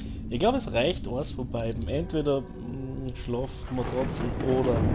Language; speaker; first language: German; native; German